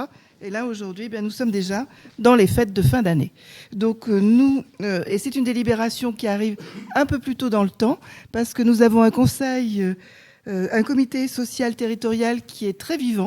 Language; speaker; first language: French; native; French